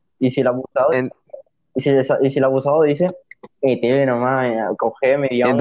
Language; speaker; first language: Spanish; native; Spanish